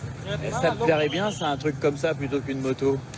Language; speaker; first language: French; native; French